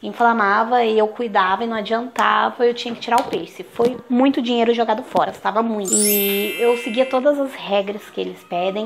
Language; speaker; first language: Portuguese; native; Portuguese